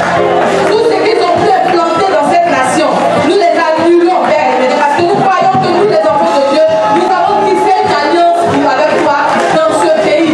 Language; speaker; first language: French; non-native, local second language; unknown